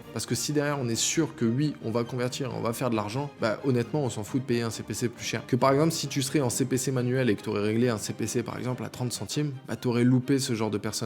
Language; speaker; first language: French; native; French